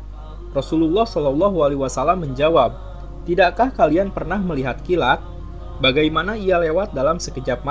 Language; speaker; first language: Indonesian; native; Indonesian